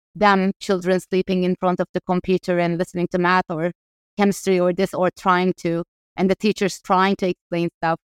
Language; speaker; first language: English; non-native, fluent; Turkish